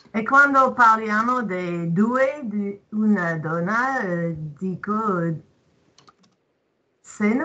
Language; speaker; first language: Italian; non-native, learner; English